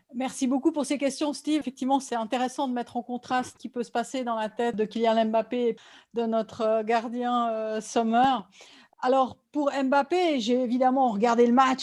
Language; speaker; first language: French; native; French